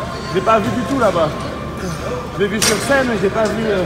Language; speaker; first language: French; native; French